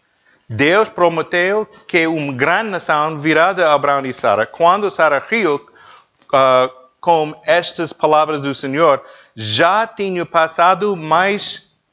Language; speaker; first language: Portuguese; non-native, learner; English